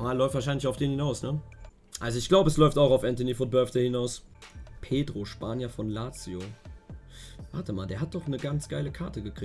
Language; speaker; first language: German; native; German